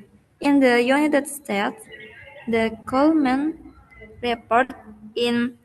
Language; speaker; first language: English; non-native, learner; Indonesian